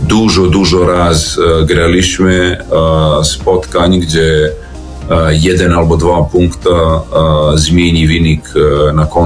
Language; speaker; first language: Polish; non-native, learner; Serbian